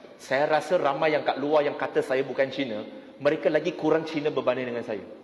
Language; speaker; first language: Malay; non-native, local second language; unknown